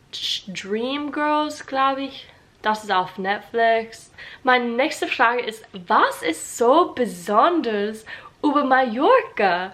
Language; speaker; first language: German; non-native, learner; English